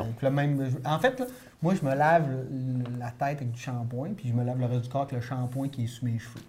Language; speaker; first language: French; native; French